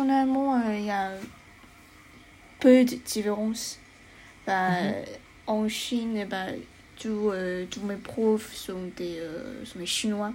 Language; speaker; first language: French; non-native, learner; Chinese